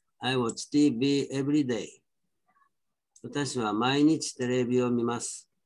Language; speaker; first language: Japanese; native; Japanese